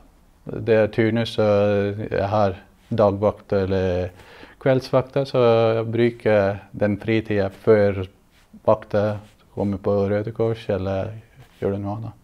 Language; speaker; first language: Norwegian; non-native, fluent; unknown